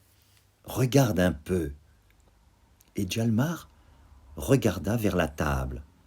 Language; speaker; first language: French; native; French